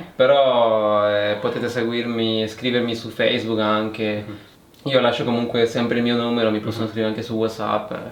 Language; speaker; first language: Italian; early bilingual, other home language; Spanish